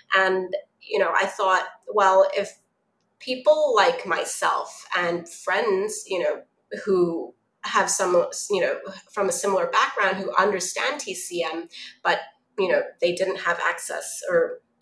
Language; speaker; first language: English; non-native, local second language; Cantonese